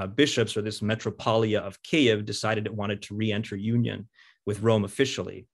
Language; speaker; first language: English; early bilingual, other home language; Ukrainian